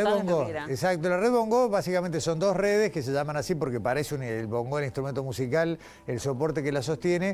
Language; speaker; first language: Spanish; native; Spanish